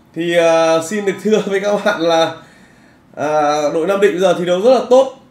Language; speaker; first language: Vietnamese; native; Vietnamese